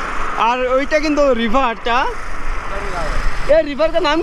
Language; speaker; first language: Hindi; non-native, learner; Bangla